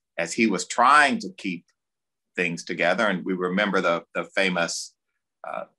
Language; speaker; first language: English; native; English